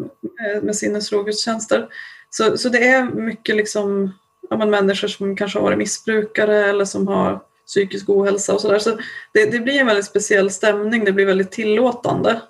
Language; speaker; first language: Swedish; native; Swedish